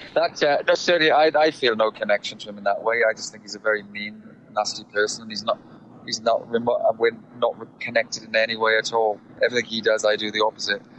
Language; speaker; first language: English; native; English